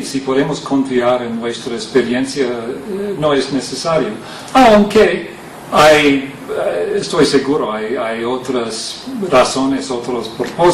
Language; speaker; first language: Spanish; non-native, fluent; English